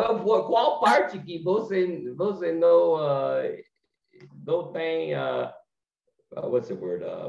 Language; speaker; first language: Portuguese; non-native, learner; English